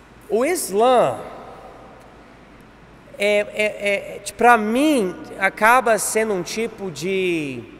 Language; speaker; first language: Portuguese; non-native, fluent; English